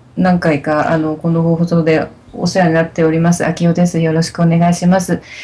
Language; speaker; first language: Japanese; native; Japanese